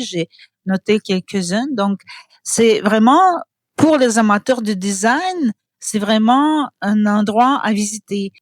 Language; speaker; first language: French; non-native, fluent; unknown